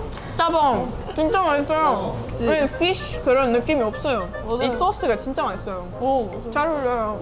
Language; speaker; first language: Korean; non-native, fluent; Estonian